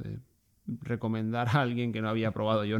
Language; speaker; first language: Spanish; native; Spanish